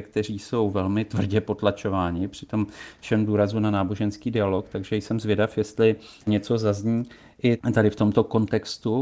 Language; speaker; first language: Czech; native; Czech